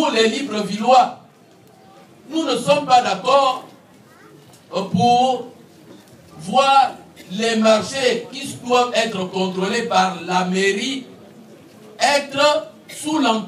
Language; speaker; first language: French; non-native, local second language; Fang